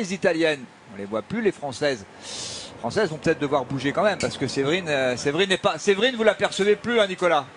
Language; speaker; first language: French; native; French